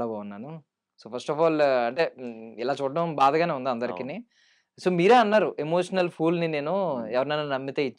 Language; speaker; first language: Telugu; native; Telugu